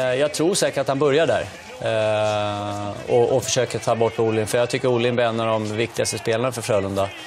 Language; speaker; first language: Swedish; native; Swedish